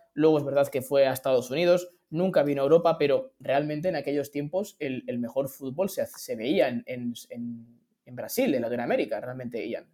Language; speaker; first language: Spanish; native; Spanish